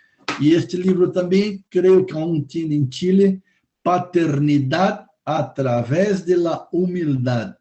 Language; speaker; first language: Spanish; non-native, fluent; Portuguese